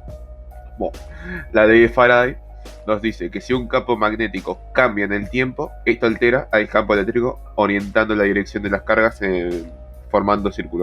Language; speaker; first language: Spanish; native; Spanish